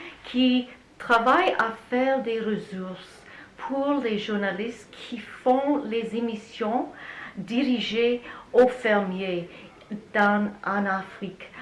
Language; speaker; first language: French; non-native, learner; English